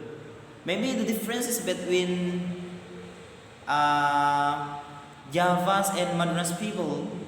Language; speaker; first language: English; non-native, learner; Madurese